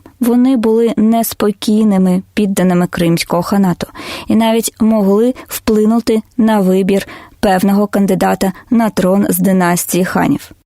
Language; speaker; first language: Ukrainian; non-native, local second language; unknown